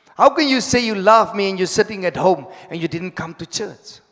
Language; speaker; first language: English; non-native, local second language; Afrikaans